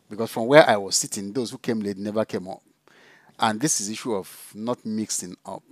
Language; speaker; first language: English; non-native, local second language; Igbo